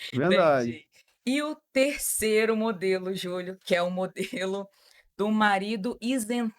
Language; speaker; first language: Portuguese; native; Portuguese